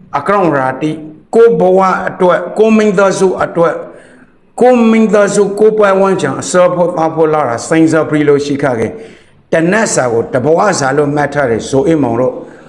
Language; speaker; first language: Burmese; native; Burmese